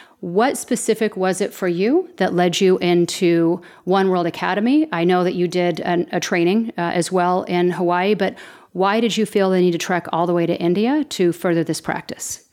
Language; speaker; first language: English; native; English